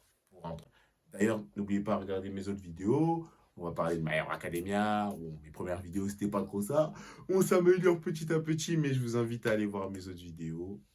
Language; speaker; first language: French; native; French